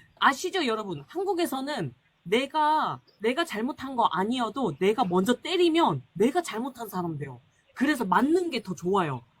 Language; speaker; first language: Korean; native; Korean